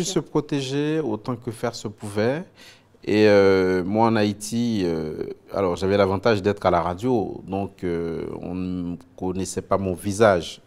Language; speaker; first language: French; non-native, local second language; Haitian Creole